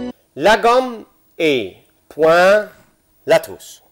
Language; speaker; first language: French; non-native, fluent; Arabic